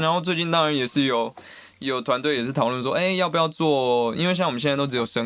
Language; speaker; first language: Chinese; native; Chinese